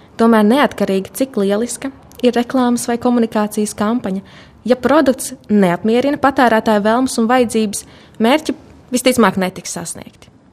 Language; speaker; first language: Latvian; native; Latvian